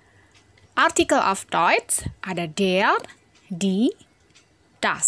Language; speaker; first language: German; non-native, fluent; Indonesian